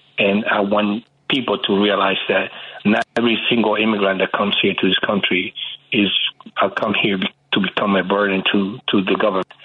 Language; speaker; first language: English; early bilingual, other home language; Spanish